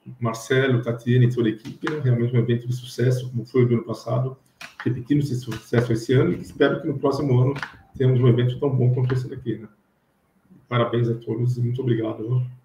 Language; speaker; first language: Portuguese; native; Portuguese